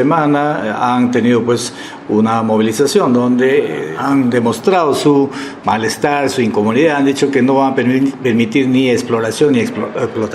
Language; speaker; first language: Spanish; native; Spanish